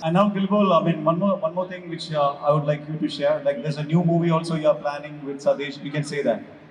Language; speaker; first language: English; non-native, local second language; Malayalam